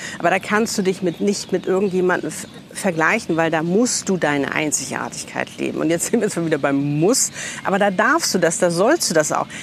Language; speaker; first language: German; native; German